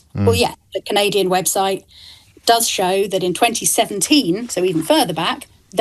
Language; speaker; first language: English; native; English